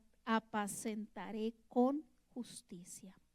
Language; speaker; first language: Spanish; native; Spanish